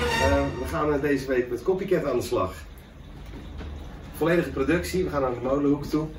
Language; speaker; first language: Dutch; native; Dutch